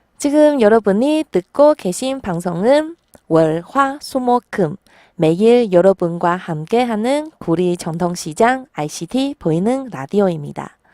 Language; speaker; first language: Korean; non-native, fluent; Chinese